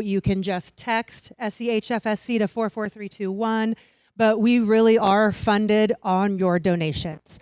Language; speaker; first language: English; native; English